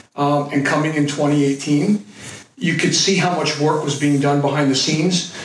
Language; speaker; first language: English; native; English